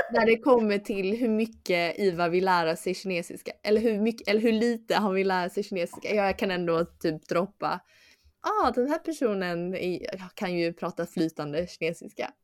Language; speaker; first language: Swedish; early bilingual, other home language; Chinese